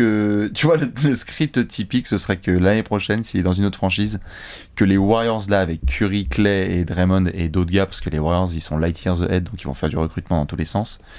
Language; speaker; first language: French; native; French